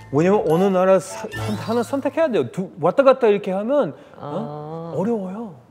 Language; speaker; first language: Korean; non-native, fluent; French